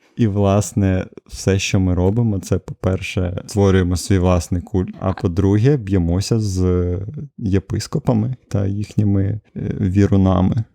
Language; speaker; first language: Ukrainian; native; Ukrainian